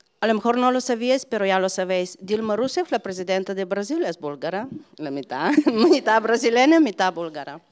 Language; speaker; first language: Spanish; non-native, fluent; Bulgarian